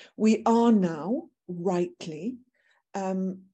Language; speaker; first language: English; native; English